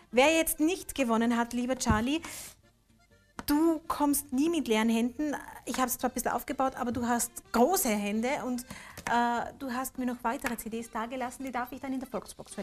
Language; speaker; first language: German; native; German